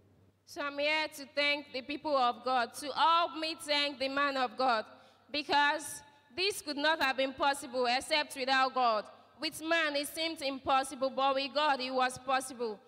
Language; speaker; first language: English; non-native, local second language; Yoruba